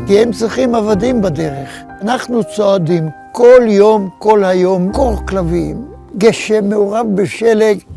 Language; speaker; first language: Hebrew; non-native, fluent; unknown